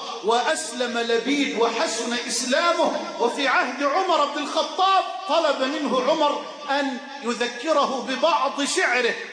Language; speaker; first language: Arabic; native; Arabic